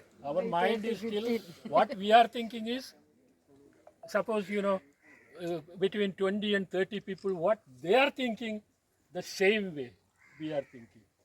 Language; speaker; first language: English; non-native, local second language; Malayalam